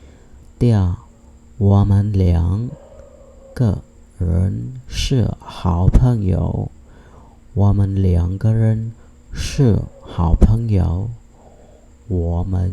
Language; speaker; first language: Chinese; non-native, fluent; Khmer